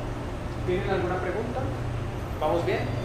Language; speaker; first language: Spanish; native; Spanish